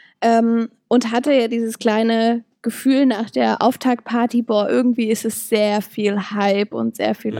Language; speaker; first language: German; native; German